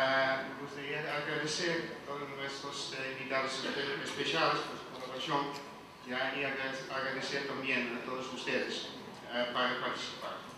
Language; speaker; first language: Spanish; non-native, fluent; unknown